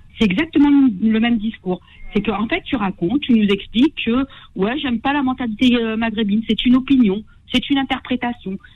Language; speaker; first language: French; native; French